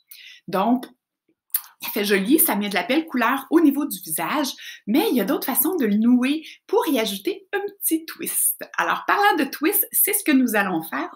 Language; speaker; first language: French; native; French